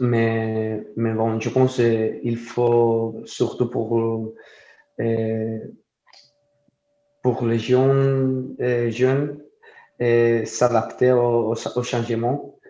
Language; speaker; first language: French; non-native, fluent; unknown